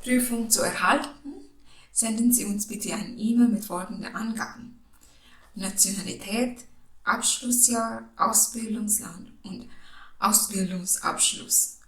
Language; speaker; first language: German; non-native, local second language; Filipino